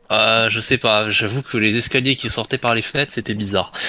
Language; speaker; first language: French; native; French